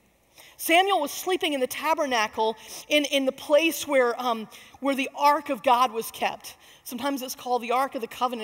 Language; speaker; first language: English; native; English